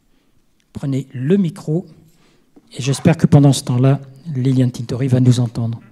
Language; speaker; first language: French; native; French